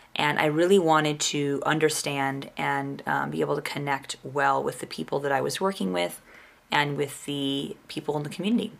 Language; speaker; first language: English; native; English